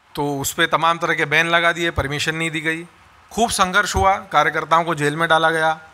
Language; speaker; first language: Hindi; native; Hindi